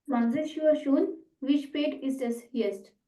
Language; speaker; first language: German; non-native, learner; Urdu